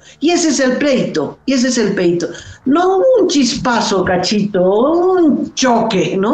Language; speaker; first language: Spanish; native; Spanish